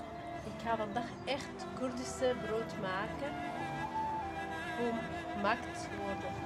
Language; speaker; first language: Dutch; non-native, learner; Kurdish